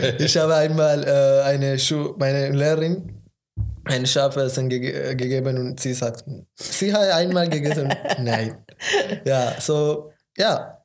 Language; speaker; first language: German; non-native, learner; Malayalam